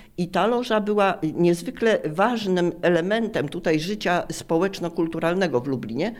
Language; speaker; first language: Polish; native; Polish